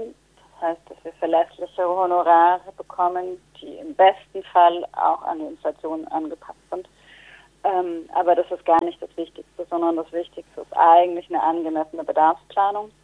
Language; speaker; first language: German; native; German